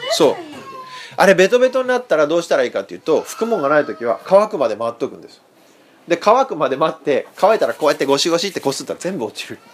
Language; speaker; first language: Japanese; native; Japanese